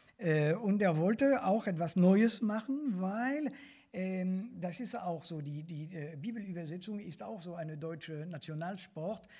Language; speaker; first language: German; non-native, fluent; French